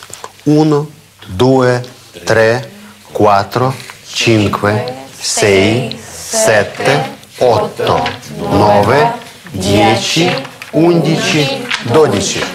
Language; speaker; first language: Italian; non-native, fluent; Russian